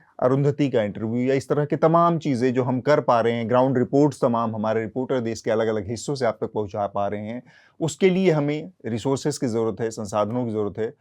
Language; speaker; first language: Hindi; native; Hindi